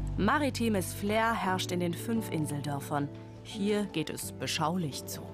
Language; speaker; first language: German; native; German